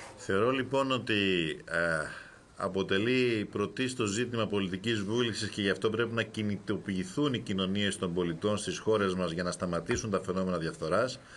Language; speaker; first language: Greek; native; Greek